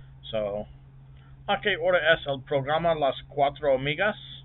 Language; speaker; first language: Spanish; non-native, learner; English